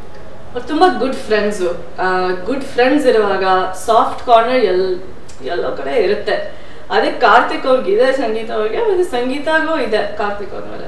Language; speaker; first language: Kannada; non-native, fluent; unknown